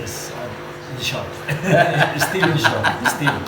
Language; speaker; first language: English; non-native, fluent; Spanish